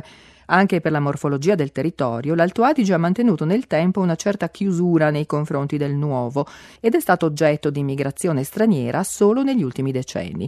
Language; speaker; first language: Italian; native; Italian